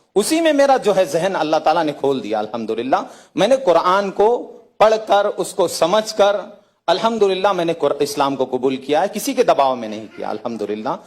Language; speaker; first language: Hindi; native; Hindi